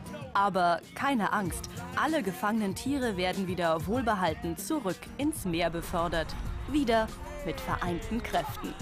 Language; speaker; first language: German; native; German